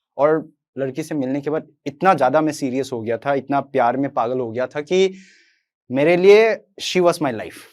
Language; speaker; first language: Hindi; non-native, local second language; Assamese